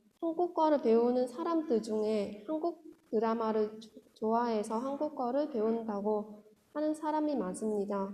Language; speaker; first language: Korean; non-native, fluent; Vietnamese